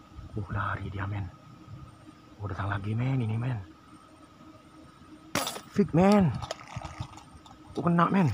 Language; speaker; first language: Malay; non-native, local second language; Javanese